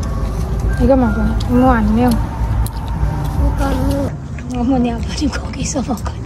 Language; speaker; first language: Korean; non-native, learner; Bangla